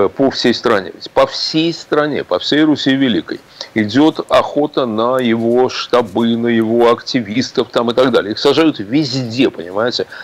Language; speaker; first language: Russian; native; Russian